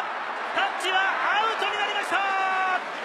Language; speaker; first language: Japanese; native; Japanese